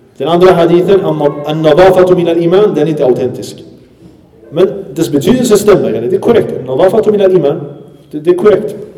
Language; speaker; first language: Swedish; early bilingual, other home language; Arabic